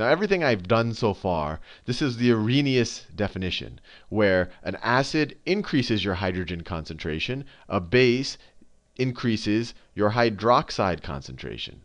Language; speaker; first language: English; native; English